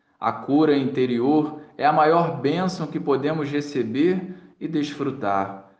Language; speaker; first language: Portuguese; native; Portuguese